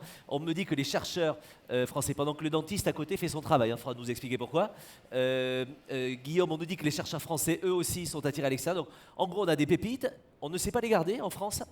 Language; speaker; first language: French; native; French